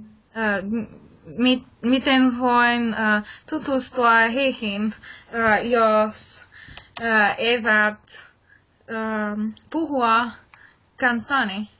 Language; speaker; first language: Finnish; non-native, learner; English